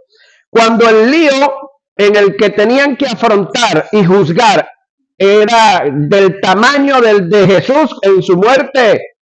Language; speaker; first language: Spanish; native; Spanish